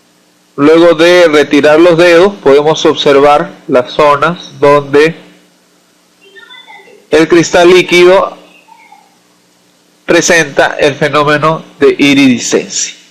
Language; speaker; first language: Spanish; native; Spanish